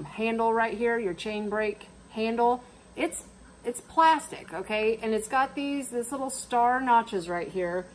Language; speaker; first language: English; native; English